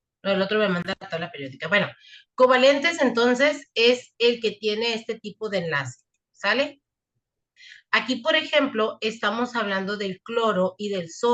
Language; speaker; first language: Spanish; native; Spanish